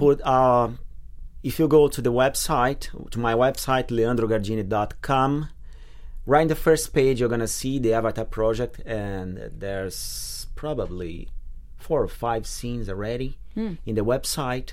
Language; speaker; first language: English; non-native, fluent; Portuguese